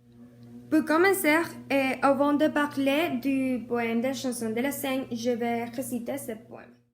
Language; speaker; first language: French; non-native, learner; Spanish